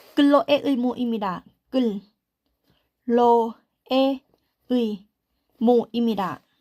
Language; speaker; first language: Korean; non-native, learner; Thai